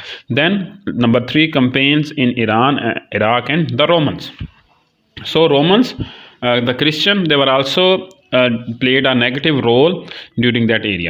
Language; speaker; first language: English; non-native, local second language; Urdu